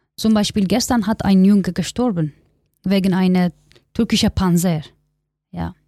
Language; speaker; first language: German; non-native, learner; Kurdish